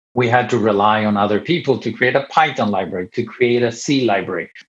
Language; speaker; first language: English; non-native, fluent; Italian